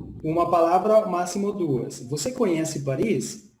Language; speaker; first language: Portuguese; non-native, fluent; Spanish